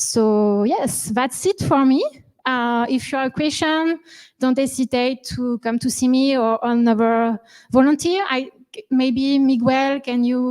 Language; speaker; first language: English; non-native, learner; French